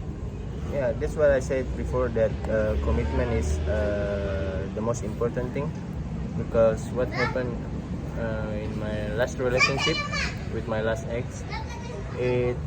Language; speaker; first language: English; non-native, fluent; Indonesian